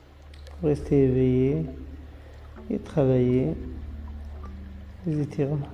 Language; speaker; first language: French; non-native, fluent; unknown